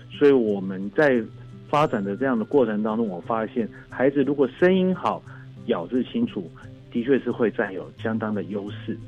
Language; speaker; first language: Chinese; native; Chinese